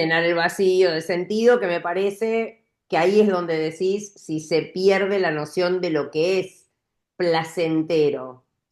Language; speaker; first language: Spanish; native; Spanish